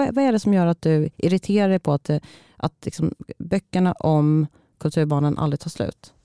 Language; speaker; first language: Swedish; early bilingual, other home language; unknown